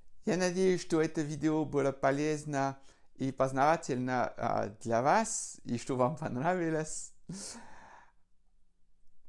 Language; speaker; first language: Russian; non-native, fluent; French